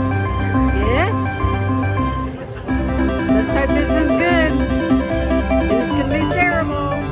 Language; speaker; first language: English; native; English